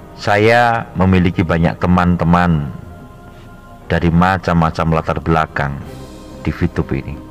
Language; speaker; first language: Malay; non-native, local second language; Javanese